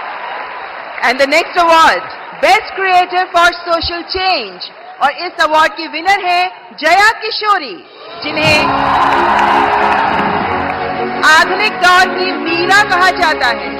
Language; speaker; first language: Hindi; native; Hindi